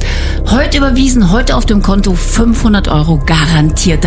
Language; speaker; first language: German; native; German